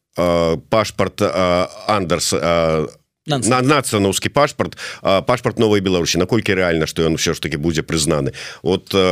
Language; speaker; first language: Belarusian; non-native, local second language; Russian